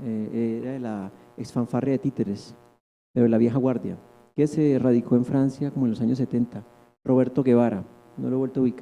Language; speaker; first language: Spanish; native; Spanish